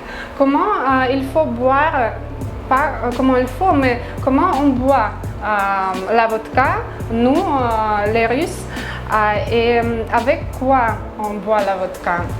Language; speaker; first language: French; non-native, fluent; Russian